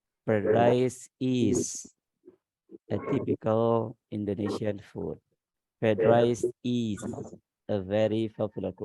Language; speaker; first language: English; non-native, learner; Indonesian